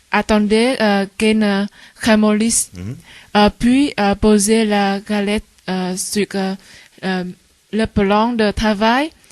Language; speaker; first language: French; non-native, learner; Vietnamese